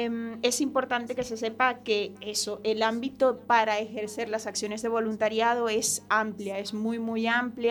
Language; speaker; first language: Spanish; native; Spanish